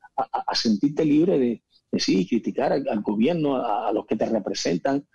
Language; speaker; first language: Spanish; native; Spanish